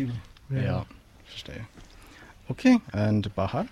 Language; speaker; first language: German; non-native, learner; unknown